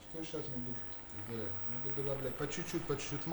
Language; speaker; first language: Russian; non-native, fluent; French